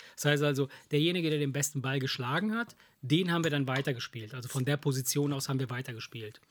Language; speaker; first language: German; early bilingual, other home language; Italian